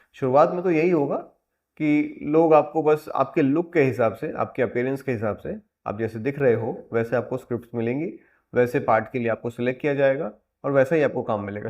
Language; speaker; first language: Hindi; native; Hindi